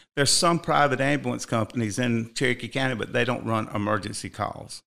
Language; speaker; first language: English; native; English